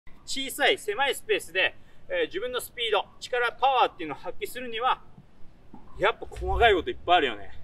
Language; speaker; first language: Japanese; native; Japanese